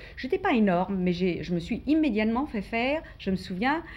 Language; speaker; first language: French; native; French